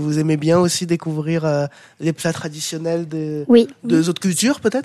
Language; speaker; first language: French; native; French